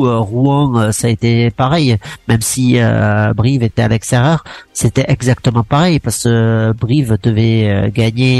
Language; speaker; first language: French; native; French